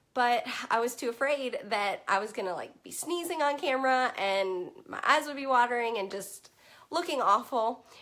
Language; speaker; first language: English; native; English